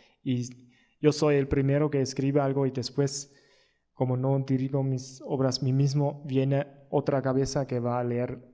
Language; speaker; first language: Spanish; non-native, learner; German